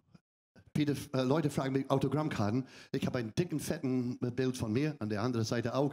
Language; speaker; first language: German; non-native, fluent; English